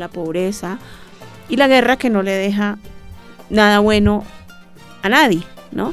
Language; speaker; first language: Spanish; native; Spanish